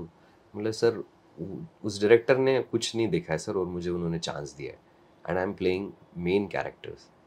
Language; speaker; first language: Hindi; non-native, local second language; Marathi